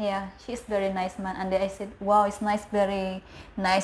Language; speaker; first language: English; non-native, learner; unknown